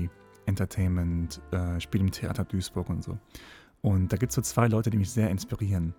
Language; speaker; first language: German; native; German